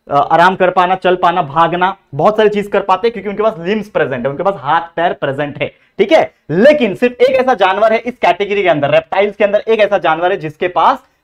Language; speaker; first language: Hindi; native; Hindi